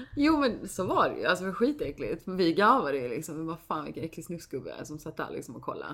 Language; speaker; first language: Swedish; native; Swedish